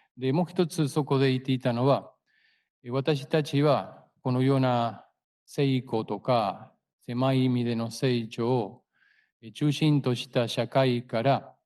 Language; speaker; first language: Japanese; non-native, fluent; Spanish